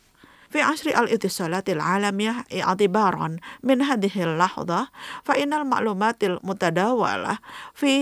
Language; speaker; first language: Arabic; non-native, fluent; Indonesian